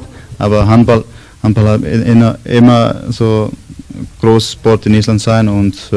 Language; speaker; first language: German; non-native, learner; Icelandic